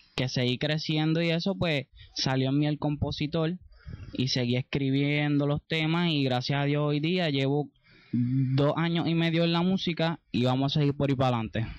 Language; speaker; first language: Spanish; native; Spanish